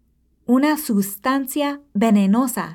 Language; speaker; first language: Spanish; non-native, fluent; English